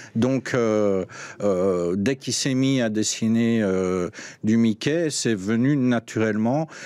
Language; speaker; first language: French; native; French